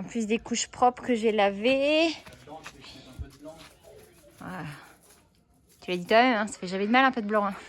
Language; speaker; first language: French; native; French